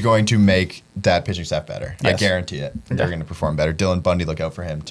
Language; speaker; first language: English; native; English